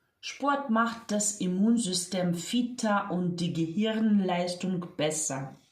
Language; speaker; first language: German; non-native, fluent; Ukrainian